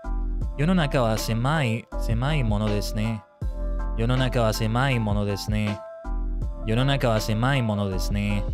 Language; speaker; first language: Japanese; non-native, learner; English